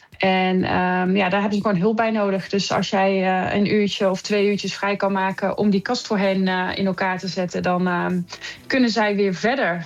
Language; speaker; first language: Dutch; native; Dutch